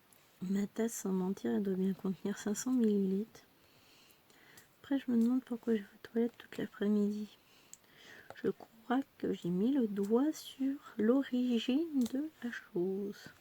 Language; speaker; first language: French; native; French